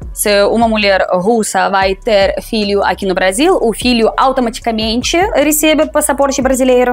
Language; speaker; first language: Portuguese; non-native, fluent; Russian